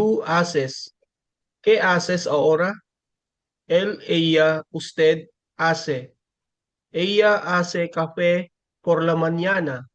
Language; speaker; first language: Spanish; non-native, learner; Filipino